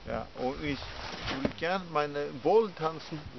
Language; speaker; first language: German; non-native, learner; Danish